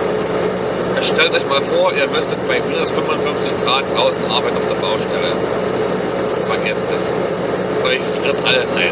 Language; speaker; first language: German; native; German